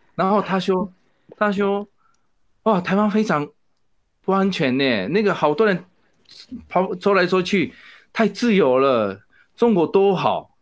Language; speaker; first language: Chinese; non-native, fluent; Japanese